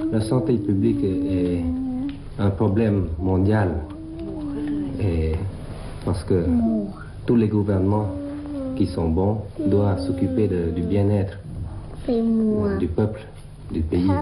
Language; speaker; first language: French; non-native, fluent; Thai